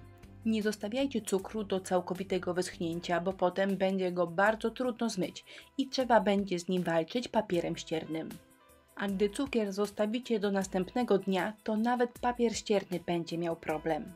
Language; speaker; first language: Polish; native; Polish